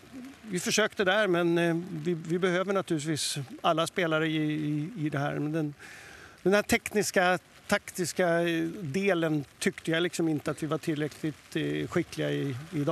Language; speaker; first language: Swedish; native; Swedish